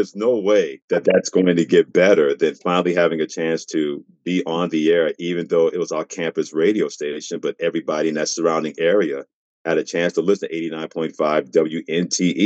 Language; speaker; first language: English; native; English